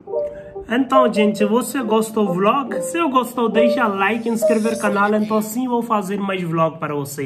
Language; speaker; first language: Portuguese; non-native, learner; Hindi